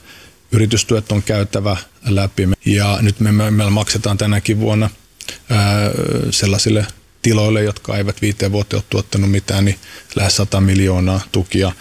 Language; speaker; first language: Finnish; native; Finnish